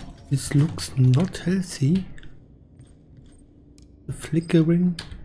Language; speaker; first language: English; non-native, learner; German